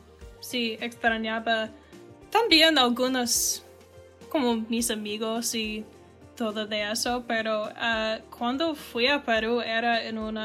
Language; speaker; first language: Spanish; non-native, learner; English